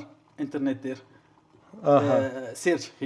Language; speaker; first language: Mongolian; non-native, learner; Arabic